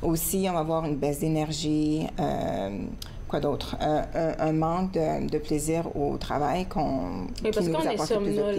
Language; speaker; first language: French; native; French